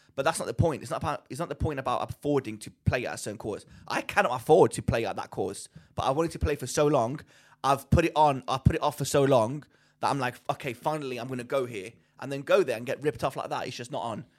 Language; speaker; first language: English; non-native, fluent; Greek